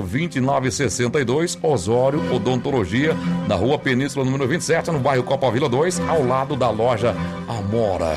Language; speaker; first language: Portuguese; native; Portuguese